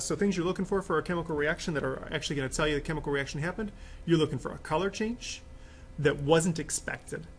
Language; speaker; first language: English; native; English